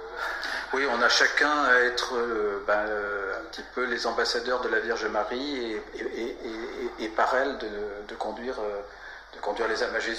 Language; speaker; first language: French; native; French